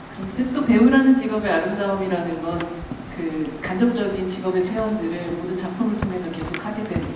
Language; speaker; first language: Korean; native; Korean